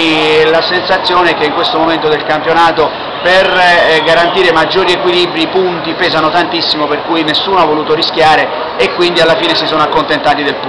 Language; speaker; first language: Italian; native; Italian